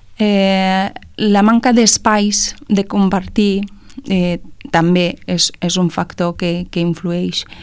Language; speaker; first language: Catalan; non-native, fluent; Romanian